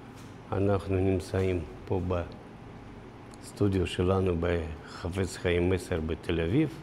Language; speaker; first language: Hebrew; non-native, fluent; Russian